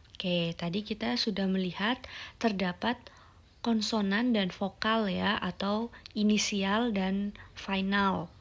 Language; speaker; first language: Indonesian; native; Indonesian